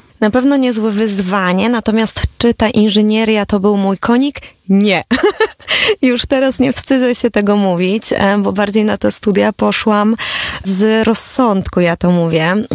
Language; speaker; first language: Polish; native; Polish